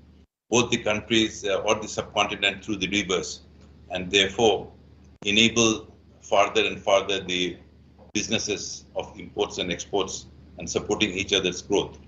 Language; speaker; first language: English; non-native, fluent; Bangla